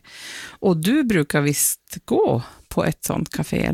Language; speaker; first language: Swedish; native; Swedish